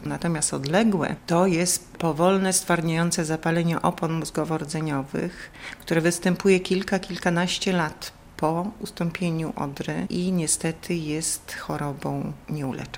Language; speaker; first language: Polish; native; Polish